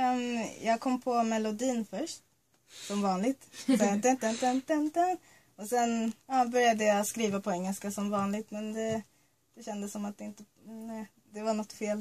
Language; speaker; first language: Swedish; early bilingual, other home language; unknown